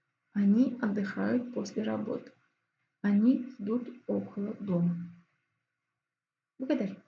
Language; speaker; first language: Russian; non-native, fluent; Azerbaijani